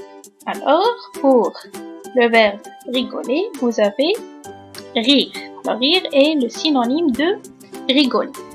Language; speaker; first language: French; non-native, local second language; Arabic